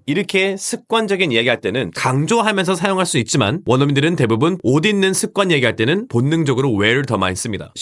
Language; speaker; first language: Korean; early bilingual, heritage; Korean